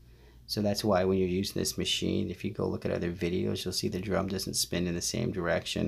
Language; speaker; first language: English; native; English